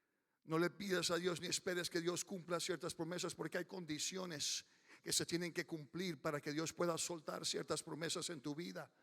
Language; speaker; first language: Spanish; early bilingual, heritage; Spanish